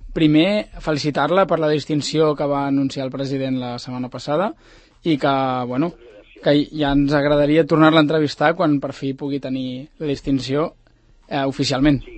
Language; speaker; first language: Catalan; native; Catalan